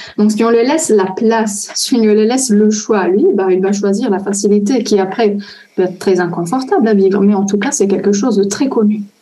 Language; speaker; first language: French; non-native, fluent; Italian